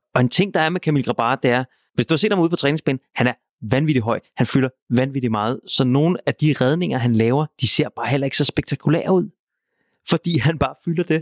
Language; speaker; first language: Danish; native; Danish